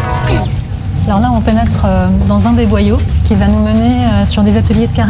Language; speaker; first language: French; native; French